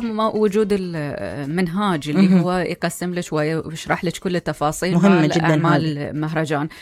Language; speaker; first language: Arabic; native; Arabic